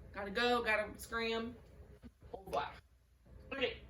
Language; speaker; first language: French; non-native, fluent; English